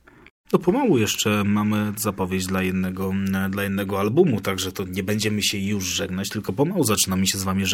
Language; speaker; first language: Polish; native; Polish